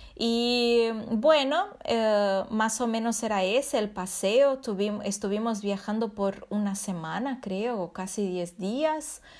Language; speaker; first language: Spanish; non-native, fluent; Portuguese